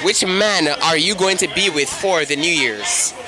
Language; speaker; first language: English; native; English